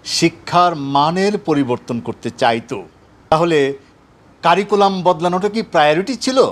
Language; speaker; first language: Bangla; native; Bangla